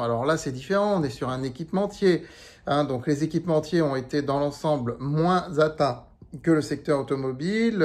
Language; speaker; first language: French; native; French